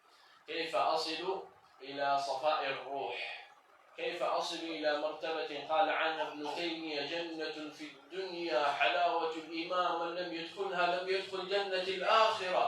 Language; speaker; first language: Arabic; native; Arabic